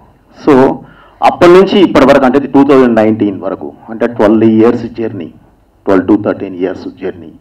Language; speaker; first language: Telugu; native; Telugu